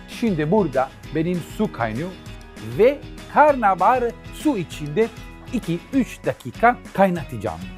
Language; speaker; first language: Turkish; non-native, fluent; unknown